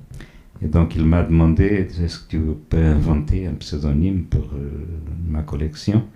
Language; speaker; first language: French; non-native, fluent; Portuguese